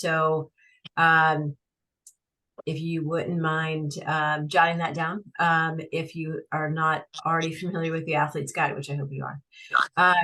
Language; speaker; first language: English; native; English